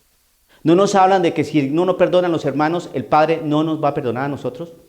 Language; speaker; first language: Spanish; native; Spanish